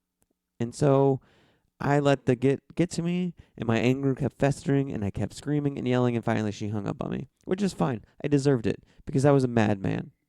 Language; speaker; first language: English; native; English